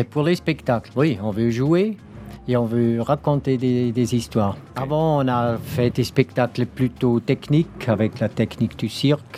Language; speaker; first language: French; non-native, local second language; German